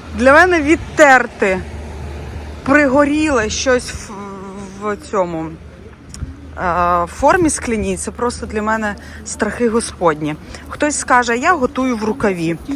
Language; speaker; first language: Ukrainian; non-native, local second language; Russian